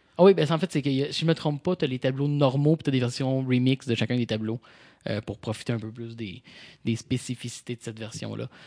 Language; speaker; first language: French; native; French